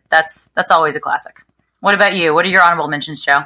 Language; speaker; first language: English; native; English